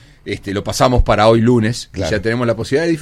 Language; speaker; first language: Spanish; native; Spanish